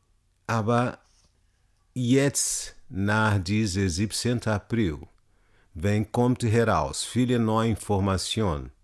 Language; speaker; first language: German; non-native, learner; Portuguese